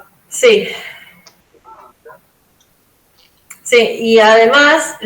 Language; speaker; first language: Spanish; native; Spanish